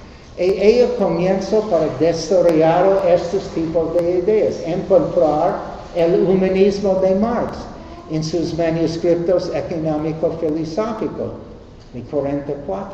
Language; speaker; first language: Spanish; non-native, learner; English